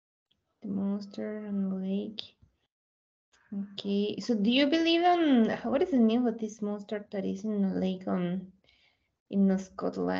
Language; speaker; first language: English; non-native, learner; Spanish